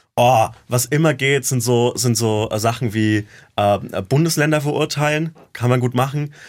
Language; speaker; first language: German; native; German